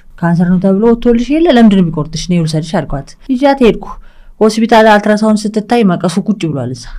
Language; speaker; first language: Amharic; early bilingual, other home language; English